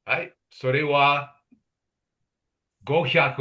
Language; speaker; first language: Japanese; non-native, fluent; English